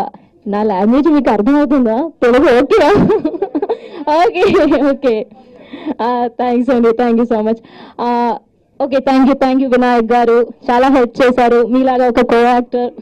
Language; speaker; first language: Telugu; non-native, learner; Malayalam